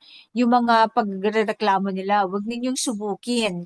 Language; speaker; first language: Filipino; native; Filipino